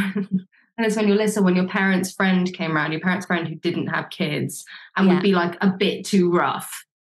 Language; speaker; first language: English; native; English